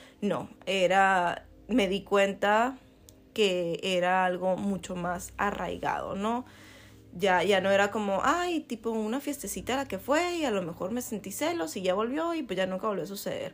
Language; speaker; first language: Spanish; native; Spanish